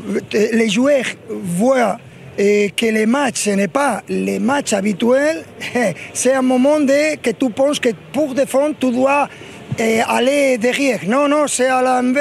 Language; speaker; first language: French; non-native, fluent; Spanish